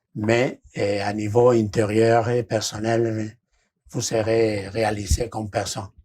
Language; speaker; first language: French; non-native, fluent; Spanish